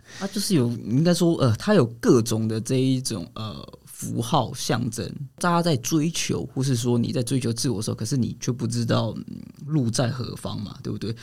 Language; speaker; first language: Chinese; native; Chinese